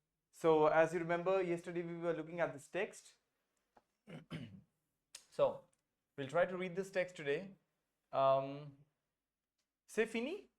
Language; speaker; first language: English; non-native, fluent; Hindi